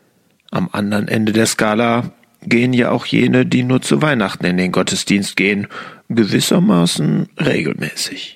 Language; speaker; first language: German; native; German